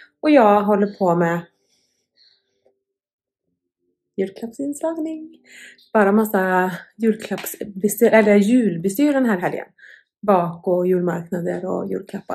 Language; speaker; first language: Swedish; native; Swedish